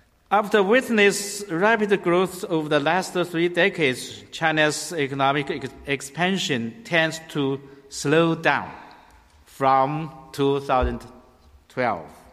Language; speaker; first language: English; non-native, learner; Chinese